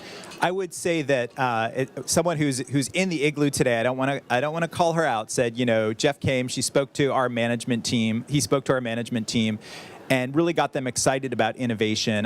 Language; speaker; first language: English; native; English